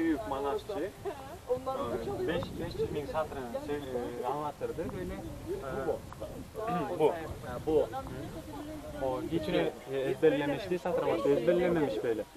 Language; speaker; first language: Turkish; non-native, local second language; Kyrgyz